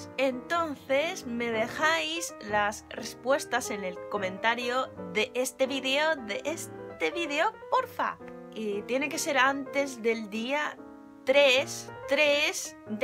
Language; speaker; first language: Spanish; non-native, fluent; Japanese